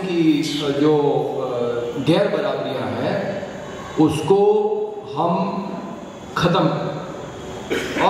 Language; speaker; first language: Hindi; native; Hindi